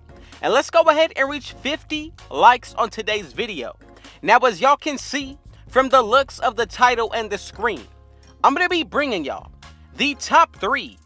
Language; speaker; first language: English; native; English